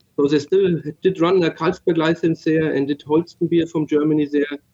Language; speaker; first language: English; non-native, fluent; German